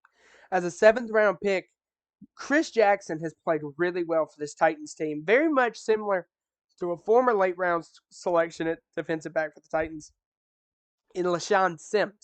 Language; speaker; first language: English; native; English